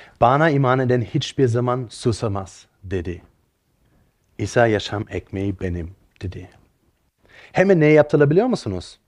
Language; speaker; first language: Turkish; non-native, fluent; German